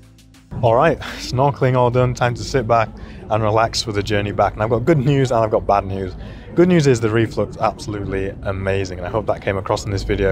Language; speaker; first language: English; native; English